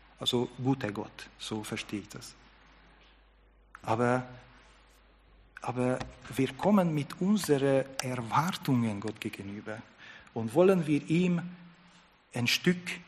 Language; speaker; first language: German; non-native, fluent; Hungarian